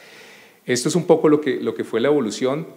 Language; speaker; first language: Spanish; native; Spanish